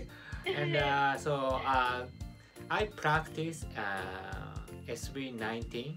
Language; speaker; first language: English; non-native, learner; Japanese